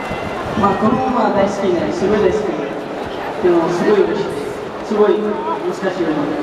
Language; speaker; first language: Japanese; non-native, learner; Italian